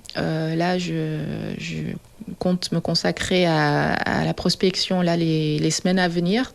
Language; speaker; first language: French; non-native, fluent; Dutch